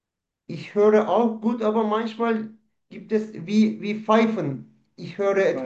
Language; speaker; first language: German; non-native, learner; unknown